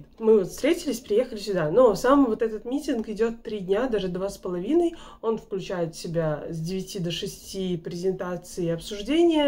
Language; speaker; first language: Russian; native; Russian